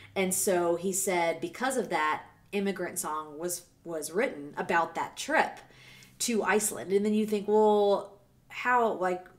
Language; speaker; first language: English; native; English